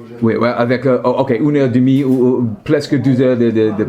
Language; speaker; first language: French; non-native, learner; English